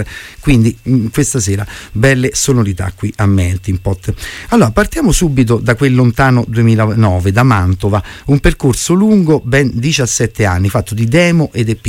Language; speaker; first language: Italian; native; Italian